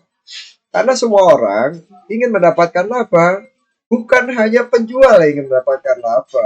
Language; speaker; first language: Indonesian; native; Indonesian